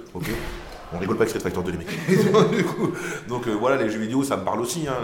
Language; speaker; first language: French; native; French